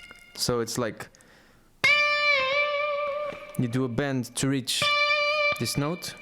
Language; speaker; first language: English; non-native, fluent; Portuguese